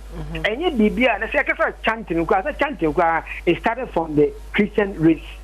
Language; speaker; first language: English; non-native, learner; Akan